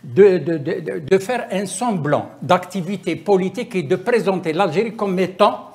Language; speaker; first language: French; non-native, local second language; Arabic